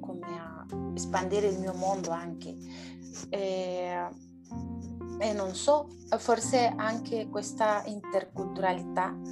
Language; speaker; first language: Italian; non-native, learner; Spanish